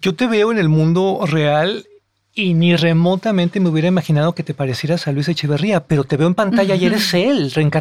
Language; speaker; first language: Spanish; native; Spanish